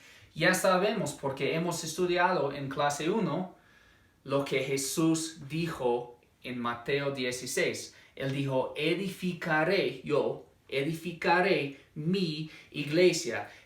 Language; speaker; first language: Spanish; non-native, fluent; English